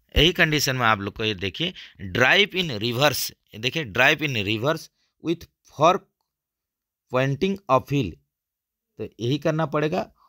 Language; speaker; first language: Hindi; native; Hindi